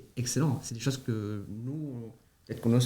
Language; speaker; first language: French; native; French